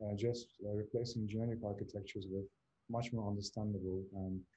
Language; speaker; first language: English; non-native, fluent; Turkish